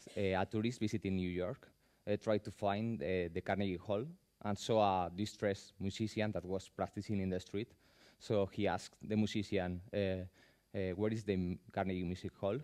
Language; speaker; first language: English; non-native, fluent; Spanish